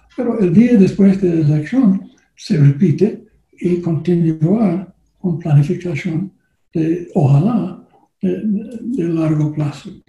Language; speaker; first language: Spanish; non-native, learner; English